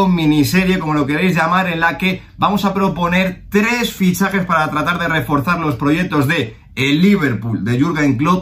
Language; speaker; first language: Spanish; native; Spanish